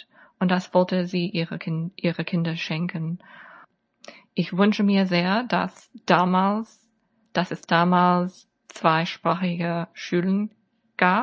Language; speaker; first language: German; non-native, fluent; English